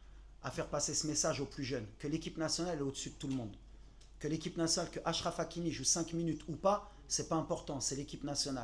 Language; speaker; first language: French; native; French